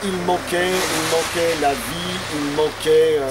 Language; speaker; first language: French; native; French